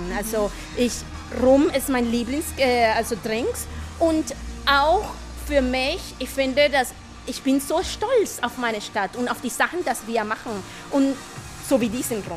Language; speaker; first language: German; non-native, fluent; Spanish